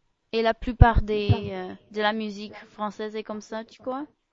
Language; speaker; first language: French; non-native, fluent; English